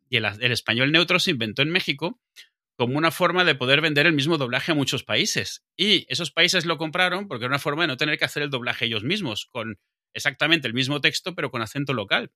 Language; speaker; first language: Spanish; native; Spanish